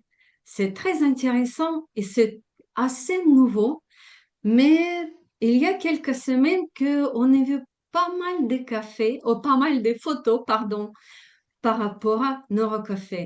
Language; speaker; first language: French; non-native, fluent; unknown